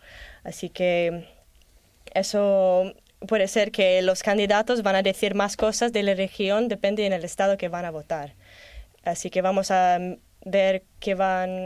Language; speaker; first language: Spanish; non-native, learner; English